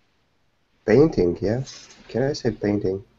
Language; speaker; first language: English; non-native, fluent; Russian